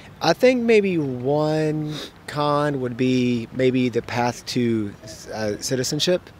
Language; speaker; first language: English; native; English